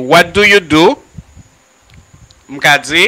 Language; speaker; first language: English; non-native, fluent; Haitian Creole